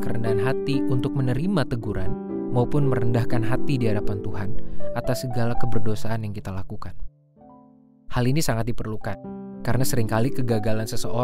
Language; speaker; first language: Indonesian; native; Indonesian